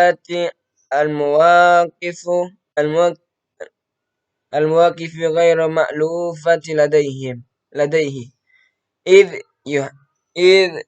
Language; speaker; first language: Arabic; non-native, learner; Indonesian